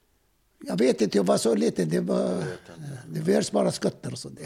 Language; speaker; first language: Swedish; non-native, fluent; Arabic